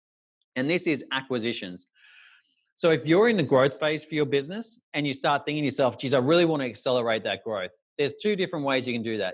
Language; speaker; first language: English; native; English